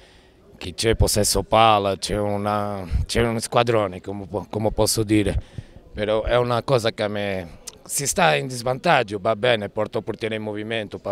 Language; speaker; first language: Italian; non-native, fluent; Portuguese